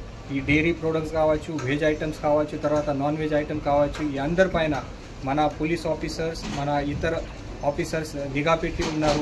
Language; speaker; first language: Telugu; non-native, local second language; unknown